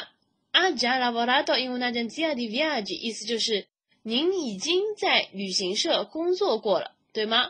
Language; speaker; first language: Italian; non-native, fluent; Chinese